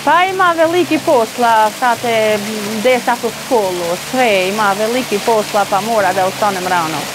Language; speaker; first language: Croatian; non-native, learner; Albanian